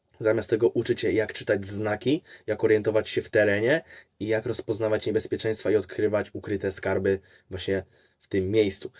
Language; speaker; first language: Polish; native; Polish